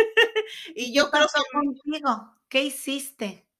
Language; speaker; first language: Spanish; native; Spanish